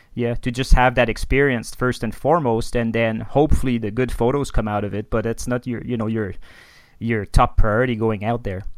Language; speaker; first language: English; non-native, fluent; French